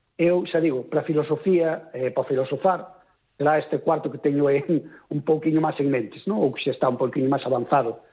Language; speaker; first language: Galician; native; Galician